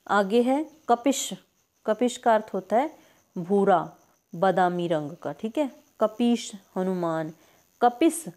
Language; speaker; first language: Hindi; native; Hindi